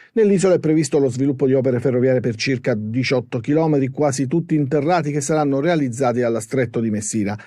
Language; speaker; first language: Italian; native; Italian